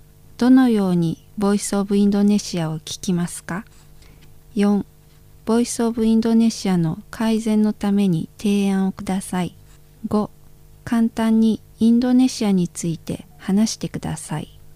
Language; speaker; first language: Japanese; non-native, fluent; Indonesian